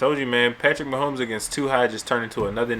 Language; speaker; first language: English; native; English